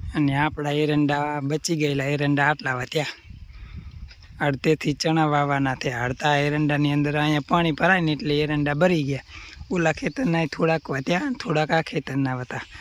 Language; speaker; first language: Gujarati; native; Gujarati